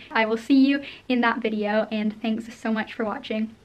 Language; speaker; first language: English; native; English